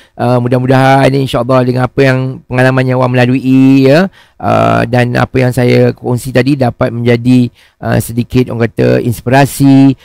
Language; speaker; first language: Malay; native; Malay